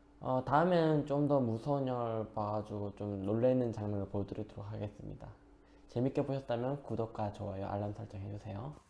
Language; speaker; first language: Korean; native; Korean